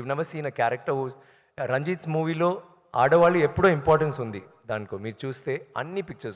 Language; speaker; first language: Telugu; non-native, learner; Tamil